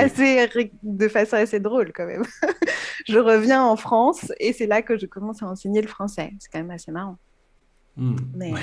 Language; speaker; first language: French; native; French